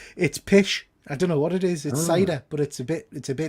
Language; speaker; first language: English; native; English